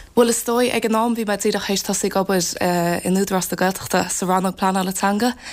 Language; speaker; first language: Irish; native; Irish